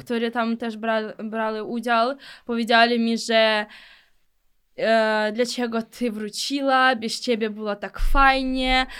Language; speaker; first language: Polish; early bilingual, other home language; Russian